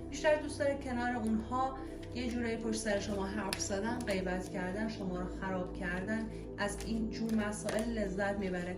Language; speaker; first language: Persian; native; Persian